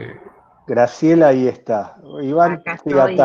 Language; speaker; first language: Spanish; native; Spanish